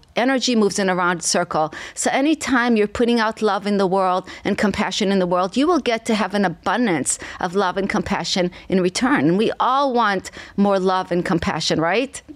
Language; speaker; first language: English; non-native, fluent; Hebrew